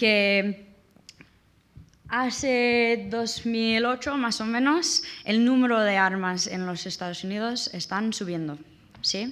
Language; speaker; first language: Spanish; non-native, learner; English